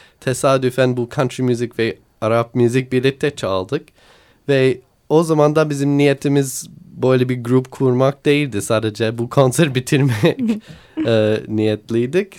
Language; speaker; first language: Turkish; non-native, learner; English